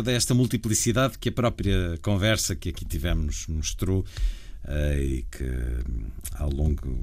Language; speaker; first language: Portuguese; native; Portuguese